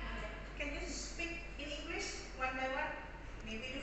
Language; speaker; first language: English; non-native, learner; Indonesian